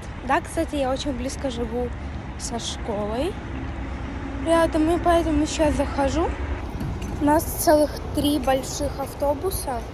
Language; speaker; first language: Russian; early bilingual, heritage; Russian